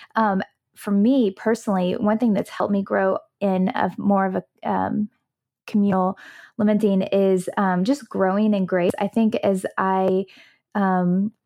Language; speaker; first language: English; native; English